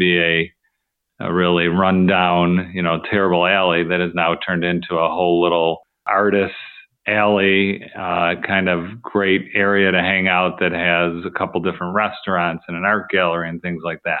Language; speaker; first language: English; native; English